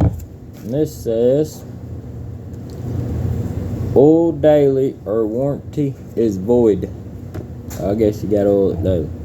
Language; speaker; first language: English; native; English